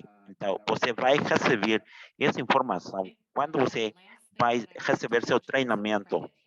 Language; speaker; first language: Portuguese; non-native, fluent; Spanish